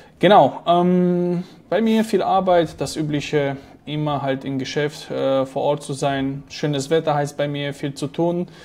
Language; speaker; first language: German; non-native, fluent; Slovak